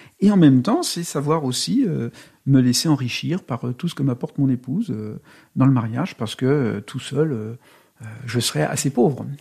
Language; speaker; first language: French; native; French